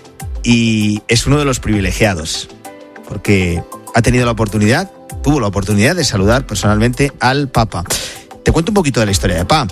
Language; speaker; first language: Spanish; native; Spanish